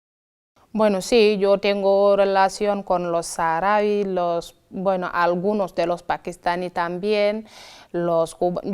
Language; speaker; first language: Spanish; non-native, fluent; Wolof